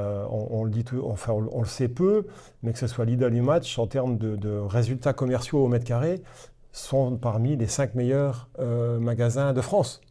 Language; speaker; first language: French; native; French